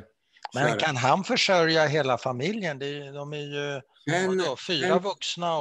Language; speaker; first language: Swedish; native; Swedish